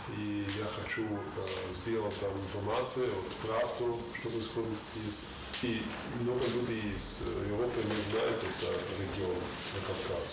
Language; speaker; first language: Russian; non-native, learner; German